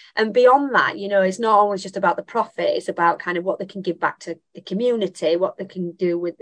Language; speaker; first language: English; native; English